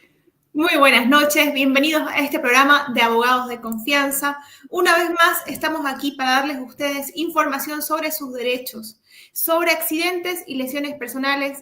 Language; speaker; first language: Spanish; native; Spanish